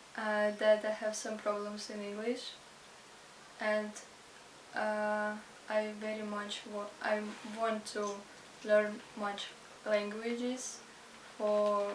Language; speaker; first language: English; non-native, learner; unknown